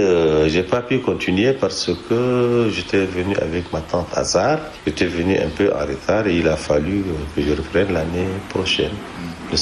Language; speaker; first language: French; non-native, local second language; Arabic